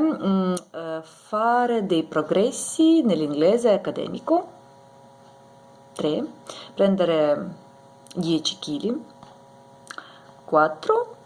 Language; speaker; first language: Italian; non-native, learner; Ukrainian